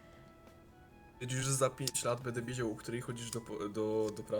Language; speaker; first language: Polish; early bilingual, heritage; Polish